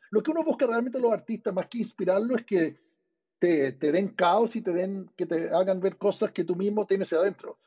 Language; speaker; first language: Spanish; early bilingual, other home language; English